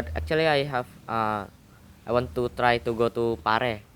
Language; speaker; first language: English; non-native, learner; Indonesian